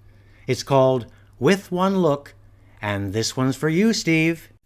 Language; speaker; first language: English; native; English